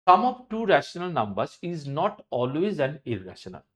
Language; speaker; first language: English; non-native, local second language; Bangla